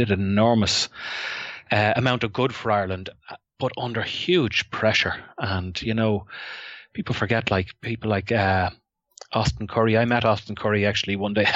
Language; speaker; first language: English; native; English